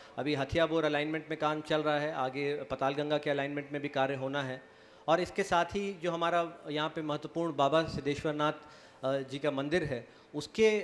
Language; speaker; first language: Hindi; native; Hindi